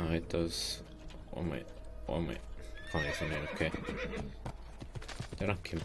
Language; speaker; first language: German; native; German